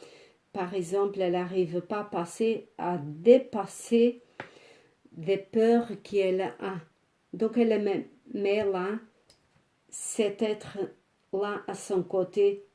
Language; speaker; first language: French; non-native, fluent; Portuguese